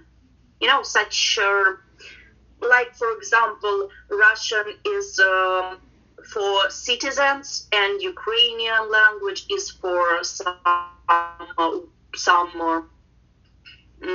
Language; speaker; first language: English; non-native, fluent; Ukrainian